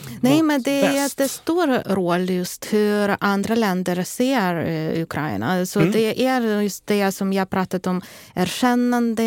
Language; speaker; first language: Swedish; non-native, fluent; Ukrainian